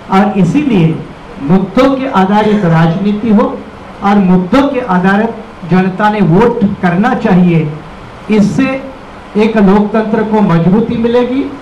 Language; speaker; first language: Hindi; non-native, local second language; Marathi